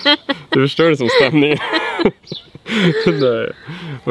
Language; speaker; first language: Swedish; native; Swedish